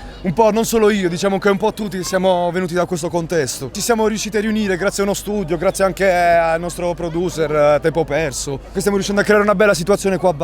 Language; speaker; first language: Italian; native; Italian